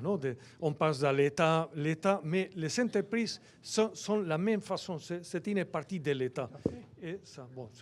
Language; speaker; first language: French; non-native, fluent; Spanish